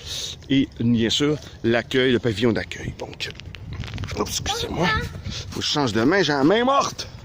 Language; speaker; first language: French; native; French